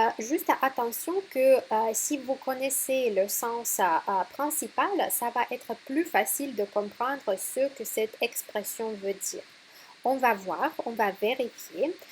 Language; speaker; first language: French; non-native, fluent; Russian